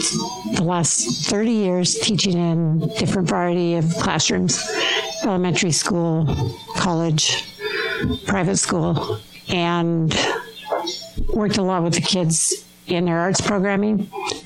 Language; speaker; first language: English; native; English